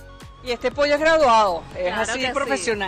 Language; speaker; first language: Spanish; native; Spanish